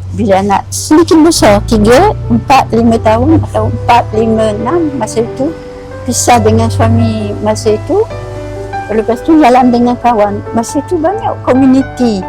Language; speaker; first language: Malay; non-native, fluent; French